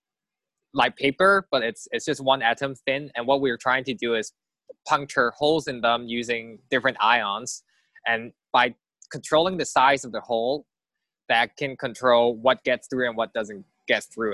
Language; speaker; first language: English; non-native, local second language; Cantonese